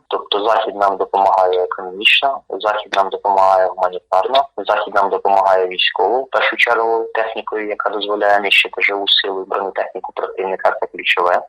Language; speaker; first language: Ukrainian; native; Ukrainian